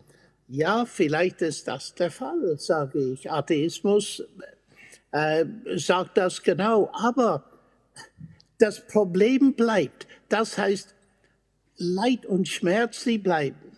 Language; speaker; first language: German; non-native, fluent; English